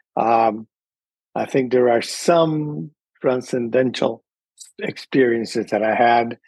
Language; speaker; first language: English; early bilingual, other home language; Spanish